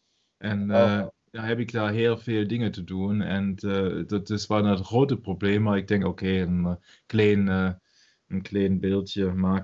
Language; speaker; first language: Dutch; non-native, learner; German